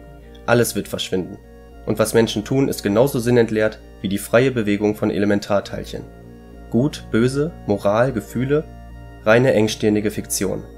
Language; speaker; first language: German; native; German